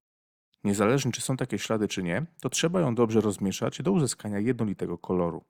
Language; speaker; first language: Polish; native; Polish